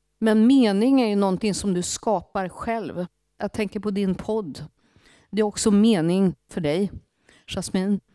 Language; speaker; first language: Swedish; native; Swedish